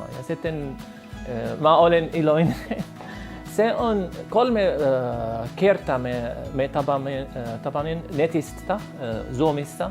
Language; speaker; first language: Finnish; non-native, learner; Arabic